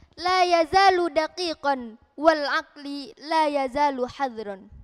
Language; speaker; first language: Arabic; non-native, learner; Indonesian